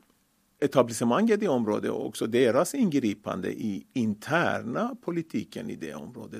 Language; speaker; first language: Swedish; non-native, fluent; Persian